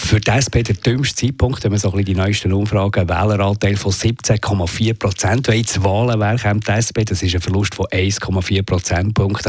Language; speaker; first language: German; native; German